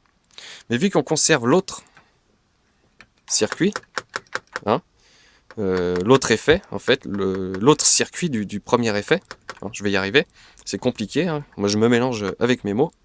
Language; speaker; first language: French; native; French